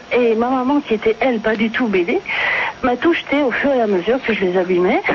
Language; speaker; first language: French; early bilingual, other home language; Portuguese